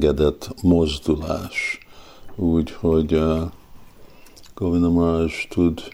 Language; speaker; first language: Hungarian; early bilingual, heritage; Hungarian